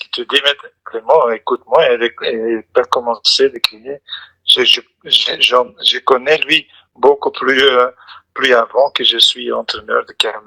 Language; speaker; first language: French; non-native, local second language; Dutch